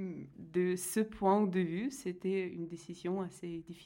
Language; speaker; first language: French; non-native, fluent; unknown